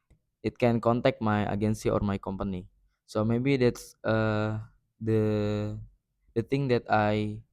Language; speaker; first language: English; non-native, learner; Indonesian